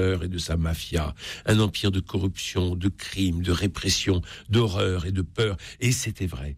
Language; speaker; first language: French; native; French